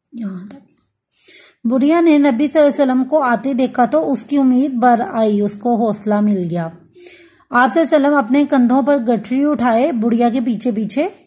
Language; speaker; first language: Urdu; non-native, local second language; Punjabi